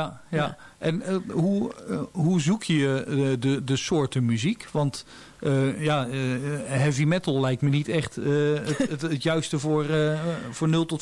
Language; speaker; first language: Dutch; native; Dutch